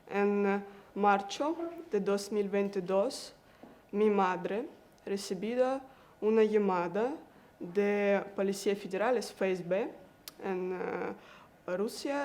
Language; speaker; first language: Spanish; non-native, learner; Russian